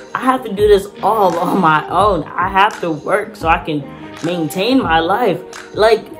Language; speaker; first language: English; native; English